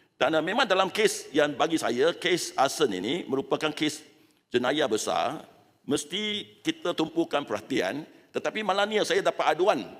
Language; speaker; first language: Malay; non-native, local second language; Chinese